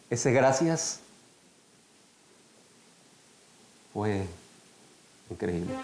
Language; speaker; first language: Spanish; native; Spanish